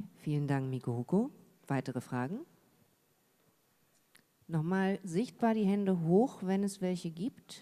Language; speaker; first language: German; native; German